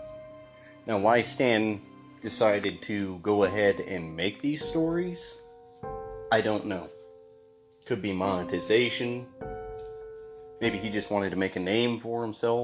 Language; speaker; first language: English; native; English